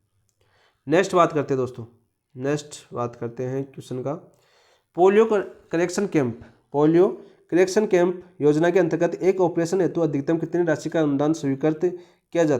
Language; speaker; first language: Hindi; native; Hindi